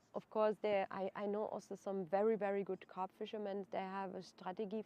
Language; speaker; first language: English; non-native, fluent; German